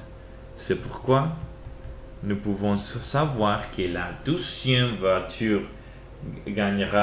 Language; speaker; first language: French; non-native, learner; Spanish